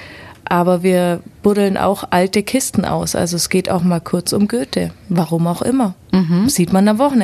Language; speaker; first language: German; native; German